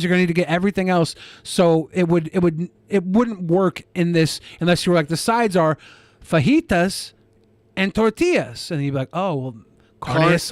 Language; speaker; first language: English; native; English